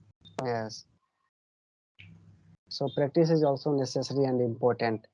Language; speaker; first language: English; non-native, learner; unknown